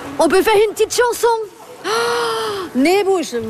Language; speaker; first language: French; native; French